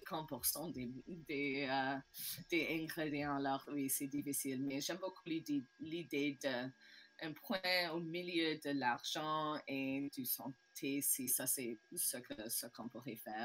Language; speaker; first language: French; non-native, local second language; English